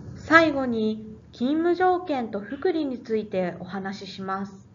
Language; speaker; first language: Japanese; native; Japanese